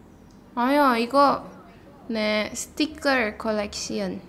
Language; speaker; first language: Korean; non-native, learner; Indonesian